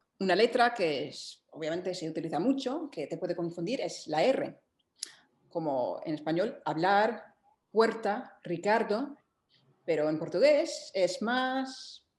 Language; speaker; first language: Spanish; non-native, fluent; English